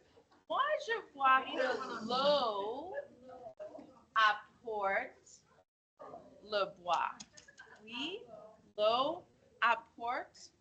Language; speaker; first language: French; non-native, fluent; English